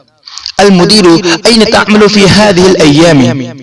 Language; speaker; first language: Arabic; non-native, fluent; Urdu